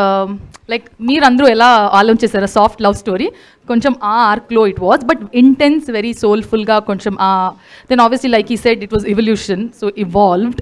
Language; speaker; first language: Telugu; non-native, local second language; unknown